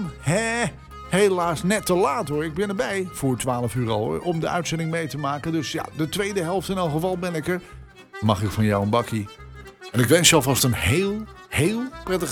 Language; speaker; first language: Dutch; native; Dutch